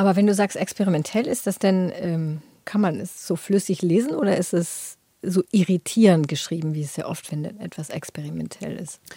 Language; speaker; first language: German; native; German